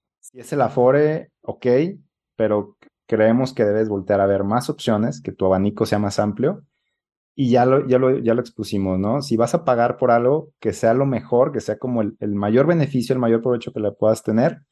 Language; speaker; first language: Spanish; native; Spanish